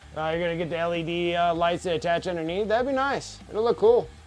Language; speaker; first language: English; native; English